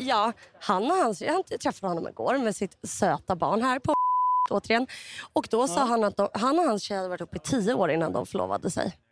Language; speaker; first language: Swedish; native; Swedish